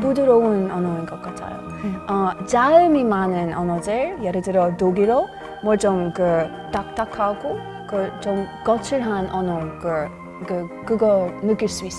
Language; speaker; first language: Korean; non-native, learner; English